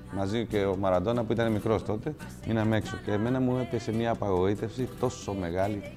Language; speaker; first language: Greek; non-native, fluent; Spanish